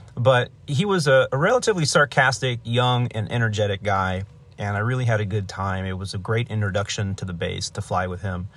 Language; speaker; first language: English; native; English